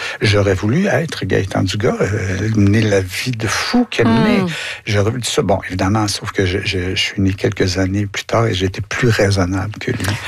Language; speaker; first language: French; native; French